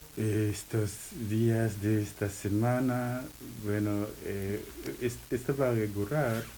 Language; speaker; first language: Spanish; non-native, learner; Haitian Creole